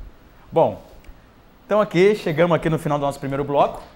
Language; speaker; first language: Portuguese; native; Portuguese